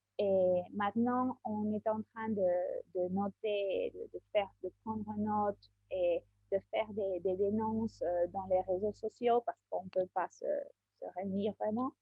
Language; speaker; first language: French; non-native, fluent; Spanish